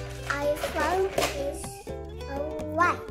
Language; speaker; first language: English; non-native, learner; Indonesian